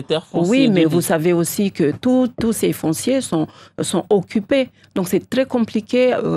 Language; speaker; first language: French; non-native, local second language; Comorian